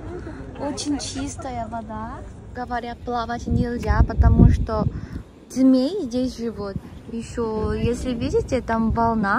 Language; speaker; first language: Russian; non-native, fluent; Korean